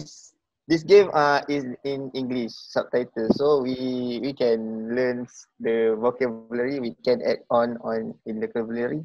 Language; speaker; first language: English; non-native, local second language; Malay